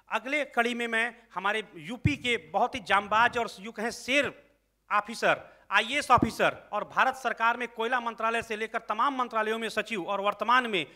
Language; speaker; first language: Hindi; native; Hindi